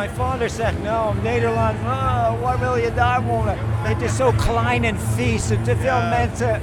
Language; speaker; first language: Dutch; non-native, fluent; English